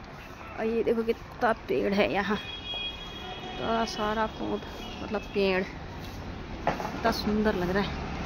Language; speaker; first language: Hindi; non-native, local second language; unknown